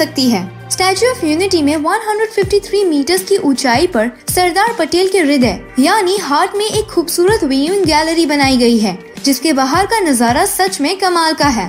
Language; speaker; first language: Hindi; native; Hindi